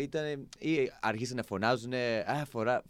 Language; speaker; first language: Greek; non-native, fluent; English